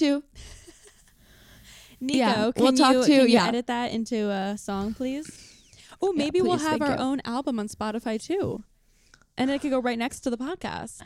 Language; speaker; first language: English; native; English